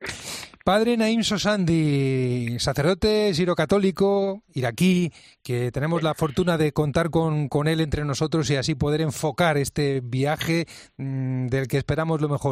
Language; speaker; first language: Spanish; native; Spanish